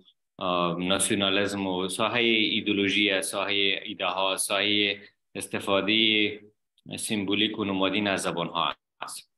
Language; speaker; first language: Persian; native; Persian